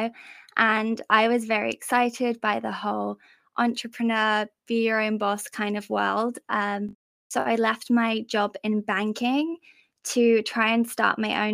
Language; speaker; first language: English; native; English